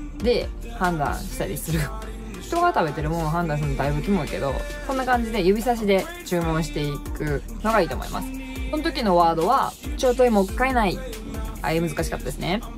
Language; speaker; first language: Japanese; early bilingual, other home language; Vietnamese